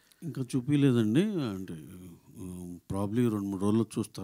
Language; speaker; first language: Telugu; native; Telugu